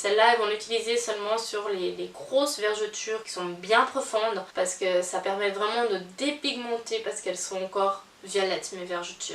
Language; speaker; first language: French; native; French